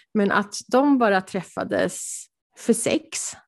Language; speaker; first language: Swedish; early bilingual, other home language; Polish